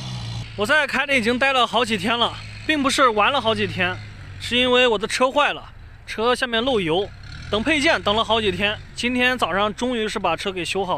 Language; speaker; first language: Chinese; native; Chinese